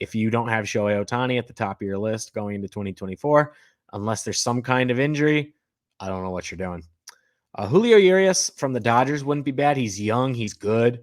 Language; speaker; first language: English; native; English